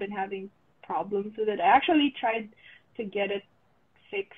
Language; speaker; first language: English; non-native, local second language; Filipino